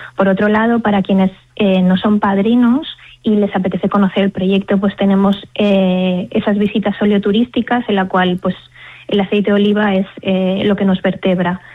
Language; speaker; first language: Spanish; native; Spanish